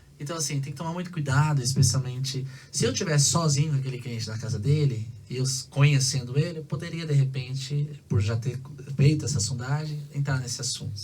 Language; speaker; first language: Portuguese; native; Portuguese